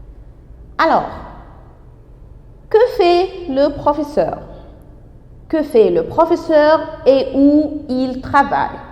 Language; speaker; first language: French; non-native, fluent; Arabic